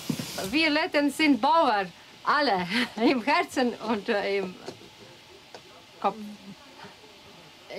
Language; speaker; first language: German; non-native, learner; Latvian